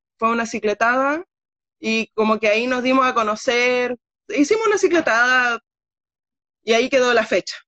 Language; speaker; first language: Spanish; native; Spanish